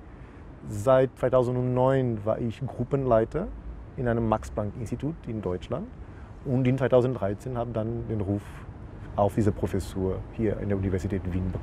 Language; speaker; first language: German; non-native, fluent; Portuguese